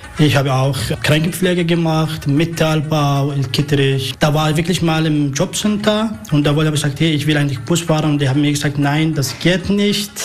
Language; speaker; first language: German; non-native, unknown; Arabic